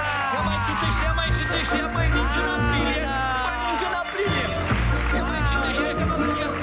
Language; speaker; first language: Romanian; native; Romanian